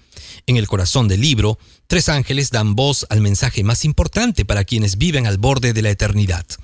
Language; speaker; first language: Spanish; native; Spanish